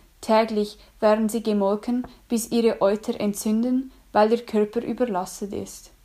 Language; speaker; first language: German; native; German